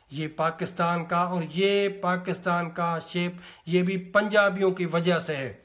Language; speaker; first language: Urdu; non-native, local second language; Sindhi